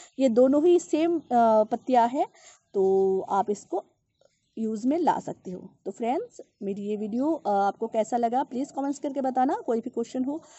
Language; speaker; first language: Hindi; non-native, local second language; Bangla